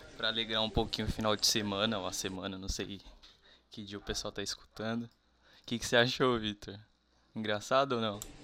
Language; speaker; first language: Portuguese; native; Portuguese